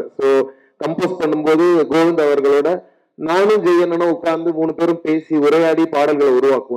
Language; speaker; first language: Tamil; native; Tamil